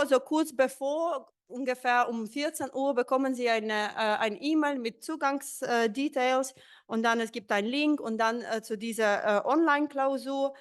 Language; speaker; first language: German; non-native, fluent; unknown